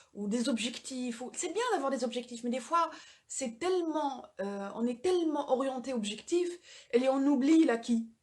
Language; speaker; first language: French; non-native, local second language; Arabic